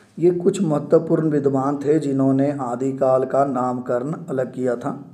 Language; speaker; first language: Hindi; non-native, local second language; Punjabi